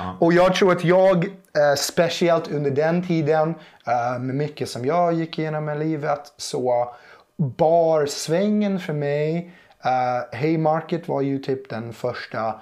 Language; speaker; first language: Swedish; non-native, fluent; English